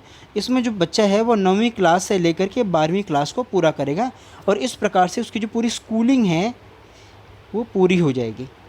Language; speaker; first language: Hindi; native; Hindi